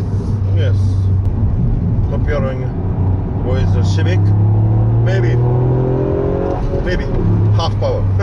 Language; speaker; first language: English; non-native, learner; Japanese